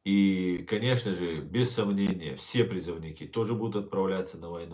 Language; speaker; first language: Russian; non-native, local second language; Chechen